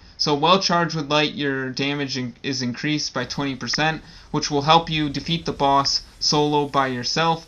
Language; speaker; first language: English; native; English